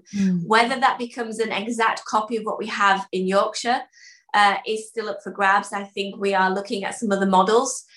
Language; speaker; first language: English; early bilingual, other home language; Dutch